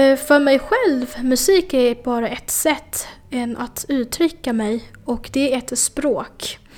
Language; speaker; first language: Swedish; non-native, fluent; Chinese